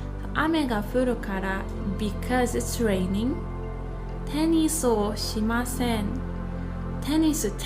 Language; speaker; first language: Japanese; non-native, fluent; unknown